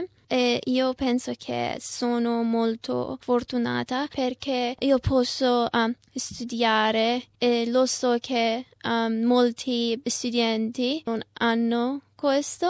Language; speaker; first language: Italian; non-native, learner; Persian